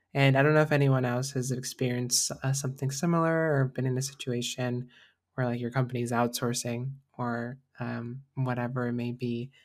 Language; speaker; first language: English; native; English